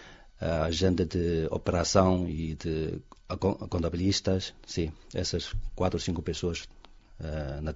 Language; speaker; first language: Portuguese; non-native, fluent; Chinese